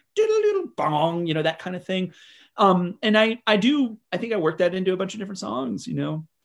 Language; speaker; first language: English; native; English